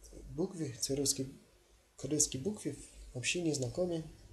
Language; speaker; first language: Russian; non-native, fluent; English